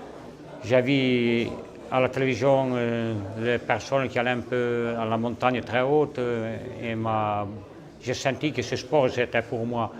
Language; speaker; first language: French; non-native, learner; Italian